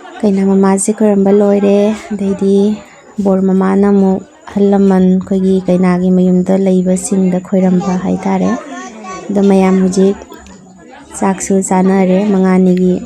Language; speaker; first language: Manipuri; native; Manipuri